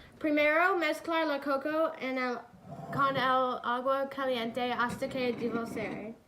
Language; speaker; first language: Spanish; non-native, learner; English